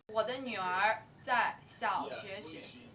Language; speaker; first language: Chinese; non-native, learner; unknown